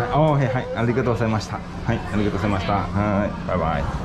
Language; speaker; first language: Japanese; non-native, learner; Thai